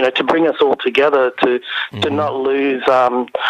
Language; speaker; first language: English; native; English